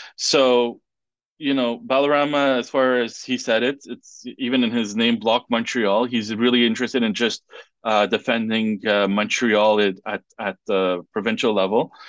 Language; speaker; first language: English; non-native, fluent; French